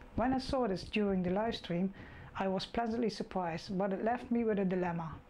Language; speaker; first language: English; non-native, fluent; Dutch